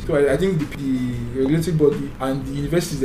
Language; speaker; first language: English; non-native, local second language; Yoruba